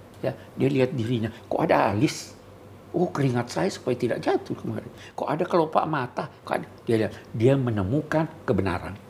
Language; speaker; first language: Indonesian; native; Indonesian